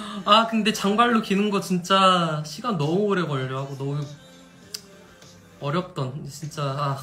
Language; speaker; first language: Korean; non-native, fluent; English